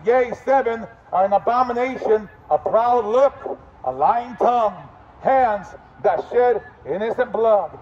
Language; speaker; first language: English; native; English